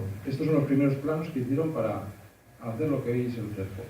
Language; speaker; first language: Spanish; native; Spanish